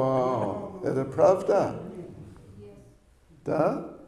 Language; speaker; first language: Russian; non-native, learner; English